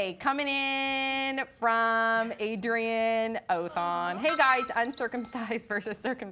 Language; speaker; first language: English; native; English